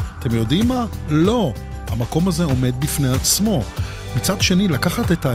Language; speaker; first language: Hebrew; native; Hebrew